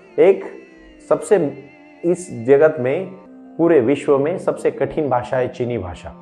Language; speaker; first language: Hindi; non-native, local second language; Marathi